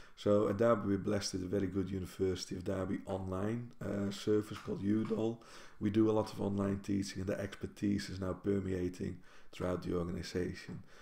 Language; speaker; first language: English; non-native, fluent; Dutch